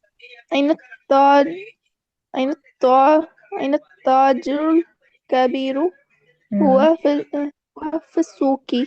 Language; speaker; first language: Arabic; non-native, learner; Urdu